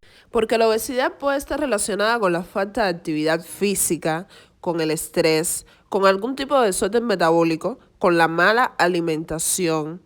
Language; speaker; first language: Spanish; native; Spanish